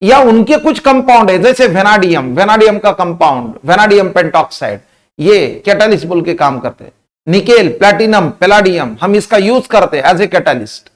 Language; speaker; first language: Hindi; non-native, local second language; Marathi